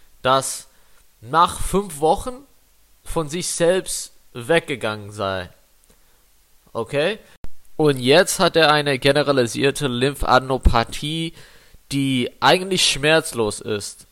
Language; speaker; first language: German; non-native, fluent; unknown